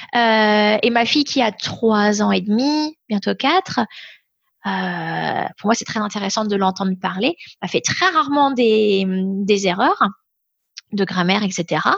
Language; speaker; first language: French; native; French